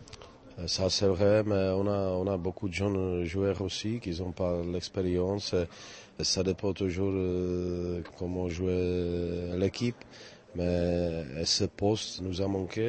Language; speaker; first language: French; non-native, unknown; Czech